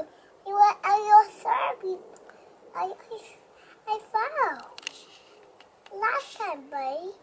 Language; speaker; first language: English; early bilingual, heritage; English